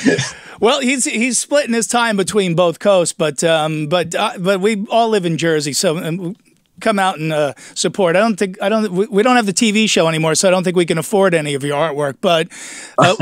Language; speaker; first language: English; native; English